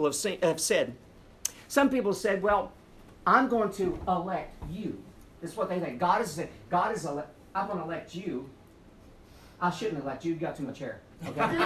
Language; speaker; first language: English; native; English